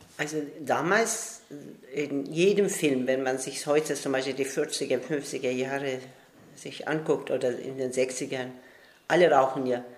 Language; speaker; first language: German; non-native, fluent; Turkish